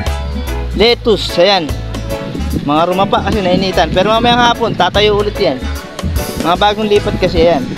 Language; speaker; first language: Filipino; native; Filipino